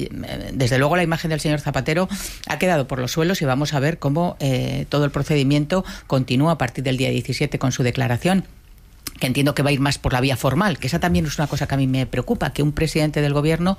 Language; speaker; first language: Spanish; native; Spanish